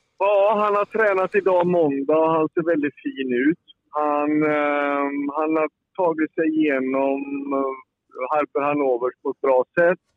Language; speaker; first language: Swedish; native; Swedish